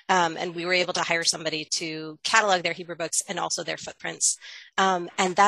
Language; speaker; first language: English; native; English